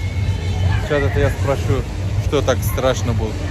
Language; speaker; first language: Russian; non-native, learner; Turkish